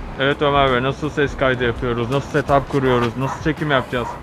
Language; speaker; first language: Turkish; native; Turkish